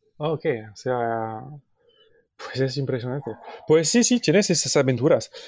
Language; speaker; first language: Spanish; non-native, fluent; French